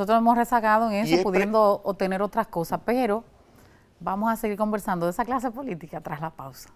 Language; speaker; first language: Spanish; native; Spanish